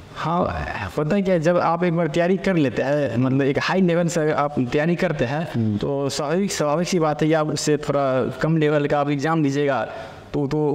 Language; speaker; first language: Hindi; native; Hindi